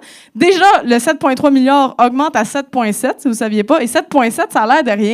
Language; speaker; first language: French; native; French